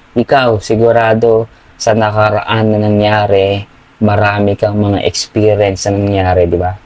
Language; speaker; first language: Filipino; non-native, local second language; Pampanga